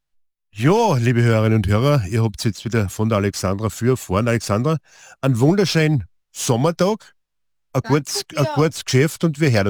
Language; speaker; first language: German; native; German